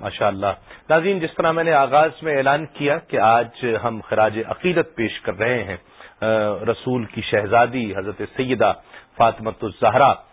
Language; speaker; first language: Urdu; native; Urdu